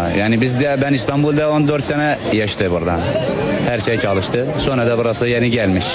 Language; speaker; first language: Turkish; non-native, learner; Arabic